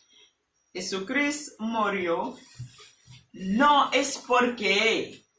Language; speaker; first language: Spanish; non-native, learner; Haitian Creole